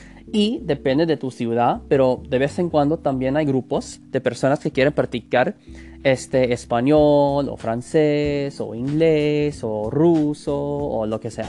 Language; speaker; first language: Spanish; non-native, fluent; English